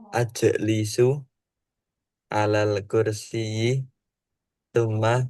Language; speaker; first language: Arabic; non-native, learner; Indonesian